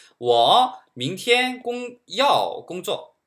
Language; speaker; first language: Chinese; non-native, fluent; Korean